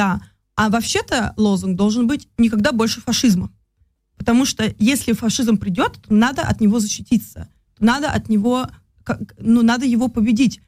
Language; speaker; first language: Russian; early bilingual, heritage; Russian